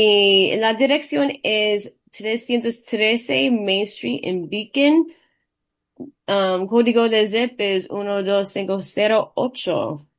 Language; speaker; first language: Spanish; early bilingual, heritage; Spanish